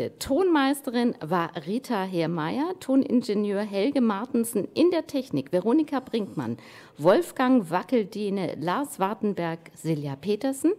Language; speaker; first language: German; native; German